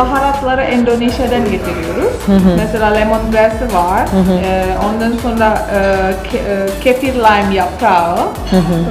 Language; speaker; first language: Turkish; non-native, learner; Indonesian